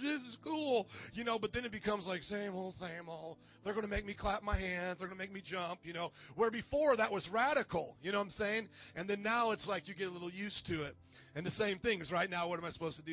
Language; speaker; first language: English; native; English